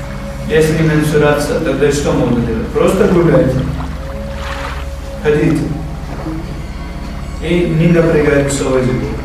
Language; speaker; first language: Russian; non-native, learner; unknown